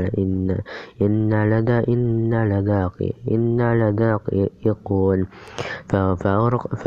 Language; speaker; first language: Arabic; non-native, learner; Indonesian